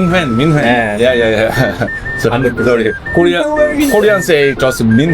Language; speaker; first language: English; non-native, learner; Korean